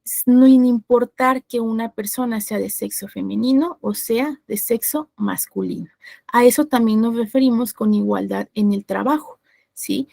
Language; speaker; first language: Spanish; native; Spanish